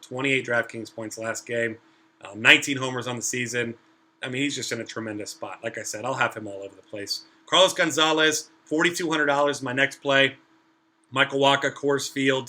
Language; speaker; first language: English; native; English